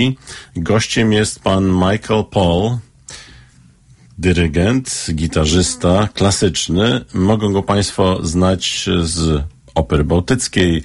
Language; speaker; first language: Polish; native; Polish